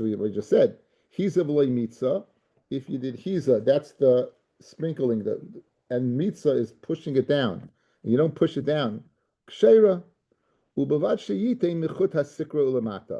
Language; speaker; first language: English; native; English